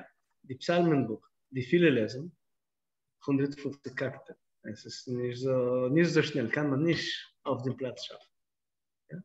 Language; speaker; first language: German; non-native, fluent; Russian